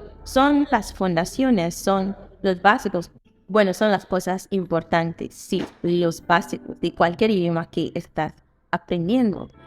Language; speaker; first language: Spanish; non-native, fluent; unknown